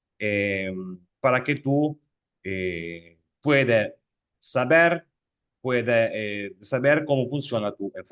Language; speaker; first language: Spanish; non-native, fluent; Italian